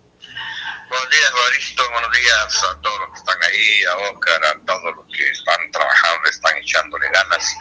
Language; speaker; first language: Spanish; native; Spanish